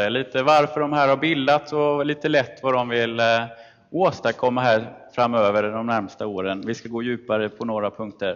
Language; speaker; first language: Swedish; native; Swedish